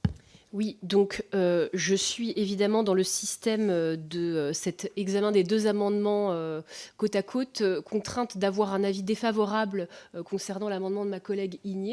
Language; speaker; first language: French; native; French